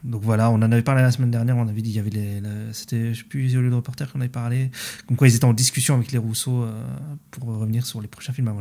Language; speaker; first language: French; native; French